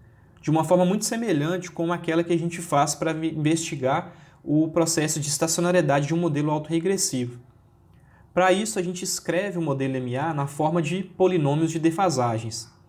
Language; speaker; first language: Portuguese; native; Portuguese